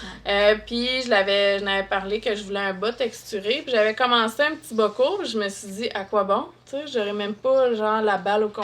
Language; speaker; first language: French; native; French